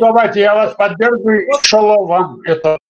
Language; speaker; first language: Russian; non-native, local second language; Tajik